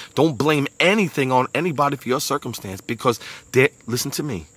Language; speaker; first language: English; native; English